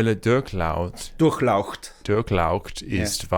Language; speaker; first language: German; non-native, learner; English